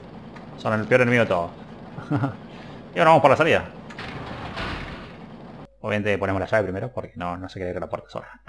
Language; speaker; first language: Spanish; native; Spanish